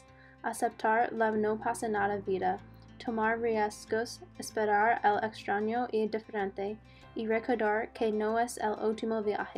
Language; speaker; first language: Spanish; non-native, learner; English